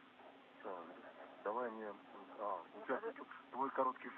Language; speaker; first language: Russian; native; Russian